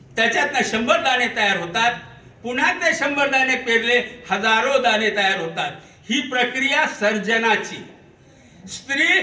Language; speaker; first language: Marathi; non-native, local second language; Urdu